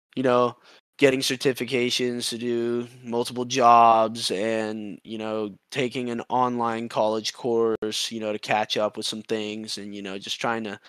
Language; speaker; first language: English; native; English